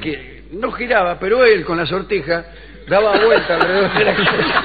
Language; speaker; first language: Spanish; native; Spanish